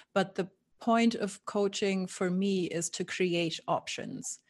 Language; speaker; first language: English; non-native, fluent; German